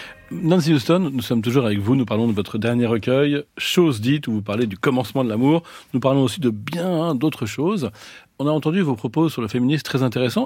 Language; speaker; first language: French; native; French